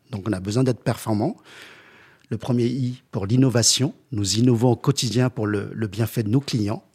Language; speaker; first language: French; early bilingual, other home language; Chinese